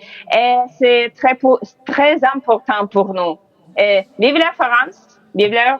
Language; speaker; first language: French; non-native, learner; Ukrainian